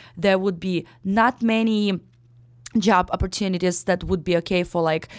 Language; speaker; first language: English; non-native, fluent; Ukrainian